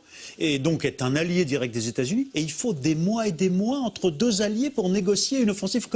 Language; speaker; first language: French; native; French